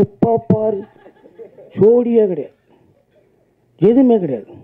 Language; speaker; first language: Tamil; native; Tamil